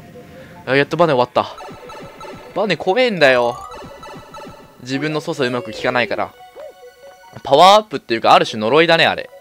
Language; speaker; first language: Japanese; native; Japanese